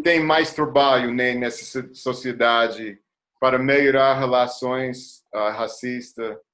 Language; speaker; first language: Portuguese; non-native, learner; English